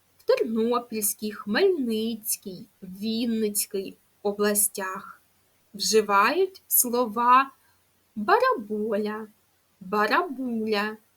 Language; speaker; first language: Ukrainian; native; Ukrainian